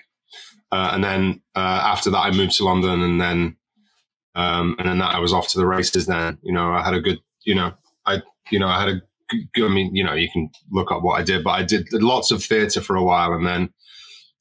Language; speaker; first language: English; native; English